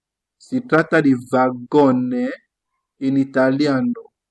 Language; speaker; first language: Italian; non-native, fluent; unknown